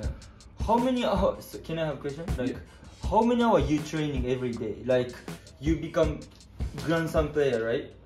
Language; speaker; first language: English; non-native, learner; Japanese